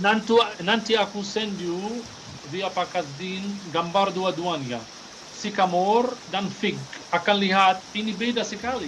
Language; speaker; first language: Indonesian; non-native, fluent; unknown